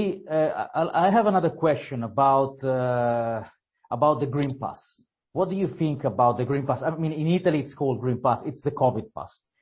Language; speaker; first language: English; non-native, fluent; Italian